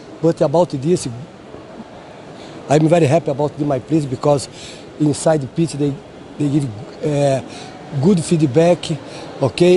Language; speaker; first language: English; non-native, learner; Portuguese